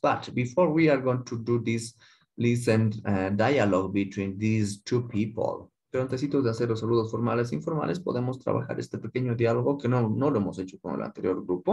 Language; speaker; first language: Spanish; native; Spanish